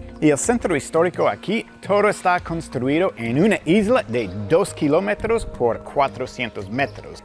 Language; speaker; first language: Spanish; non-native, fluent; English